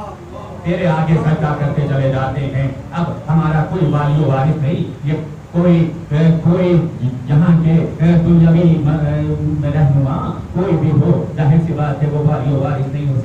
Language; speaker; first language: Urdu; native; Urdu